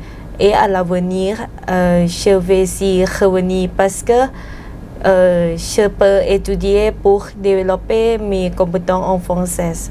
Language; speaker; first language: French; non-native, learner; Thai